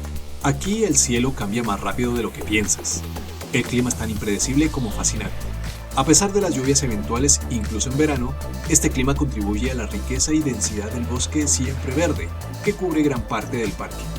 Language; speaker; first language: Spanish; native; Spanish